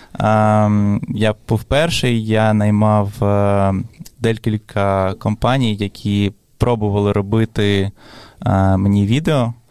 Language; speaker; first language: Ukrainian; non-native, local second language; Russian